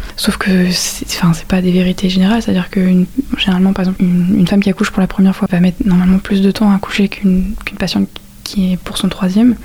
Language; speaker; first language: French; native; French